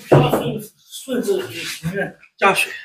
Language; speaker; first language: Chinese; native; Chinese